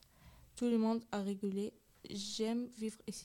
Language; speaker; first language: French; early bilingual, other home language; Arabic